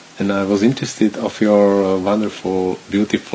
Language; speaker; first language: English; non-native, learner; Slovak